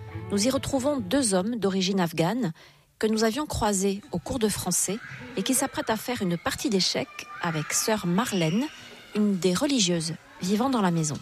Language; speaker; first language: French; native; French